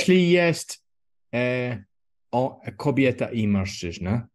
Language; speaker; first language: Polish; non-native, learner; English